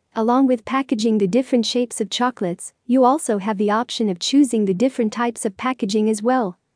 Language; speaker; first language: English; non-native, learner; Arabic